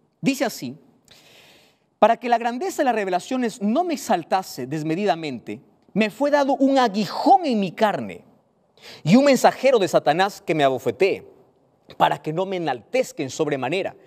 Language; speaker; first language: Spanish; native; Spanish